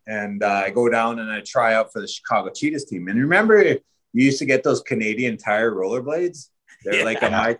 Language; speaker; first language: English; native; English